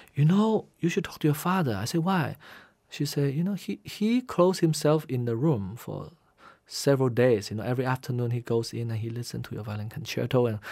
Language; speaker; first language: English; non-native, fluent; Min Nan Chinese